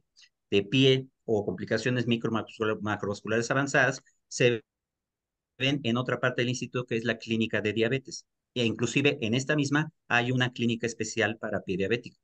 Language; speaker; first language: Spanish; native; Spanish